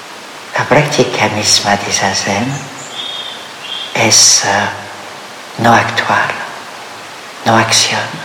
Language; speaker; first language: Spanish; non-native, fluent; French